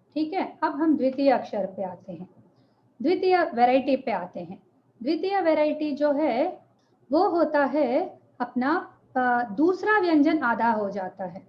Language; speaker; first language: Hindi; non-native, local second language; Telugu